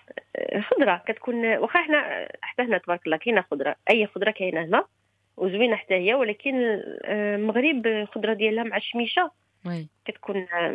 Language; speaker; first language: Arabic; early bilingual, heritage; Arabic